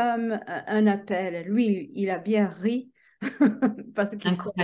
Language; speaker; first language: French; non-native, fluent; English